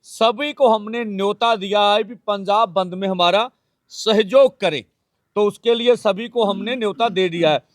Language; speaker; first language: Hindi; non-native, local second language; Punjabi